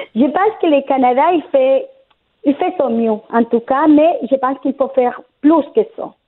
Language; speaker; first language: French; non-native, fluent; Spanish